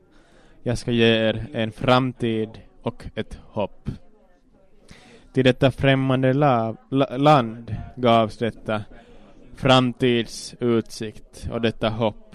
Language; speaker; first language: Swedish; non-native, local second language; Finnish